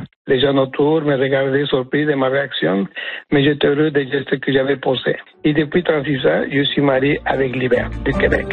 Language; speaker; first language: French; non-native, fluent; Spanish